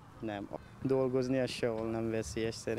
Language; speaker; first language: Hungarian; non-native, fluent; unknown